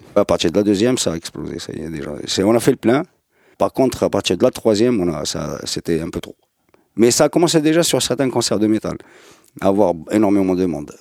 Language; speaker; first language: French; non-native, local second language; Arabic